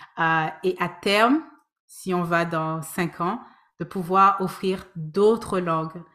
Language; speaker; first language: French; native; French